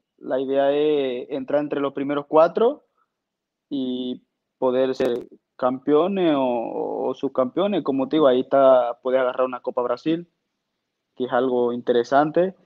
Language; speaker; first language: Spanish; native; Spanish